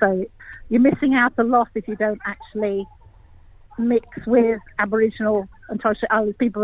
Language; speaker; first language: English; native; English